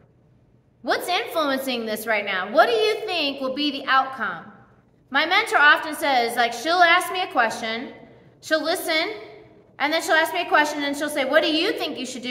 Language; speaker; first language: English; native; English